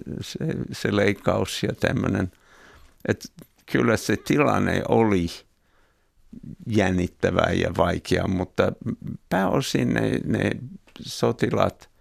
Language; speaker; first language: Finnish; non-native, fluent; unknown